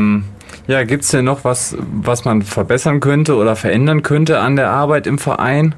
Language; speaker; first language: German; native; German